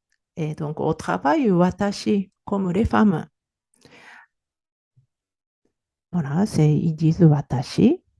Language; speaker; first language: French; non-native, fluent; Japanese